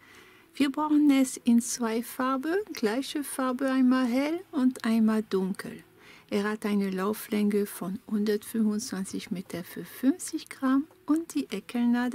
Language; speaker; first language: German; non-native, fluent; French